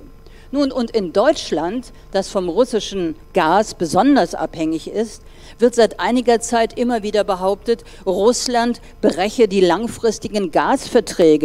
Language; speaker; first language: German; native; German